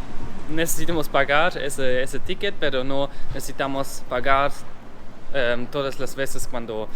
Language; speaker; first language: Spanish; non-native, learner; German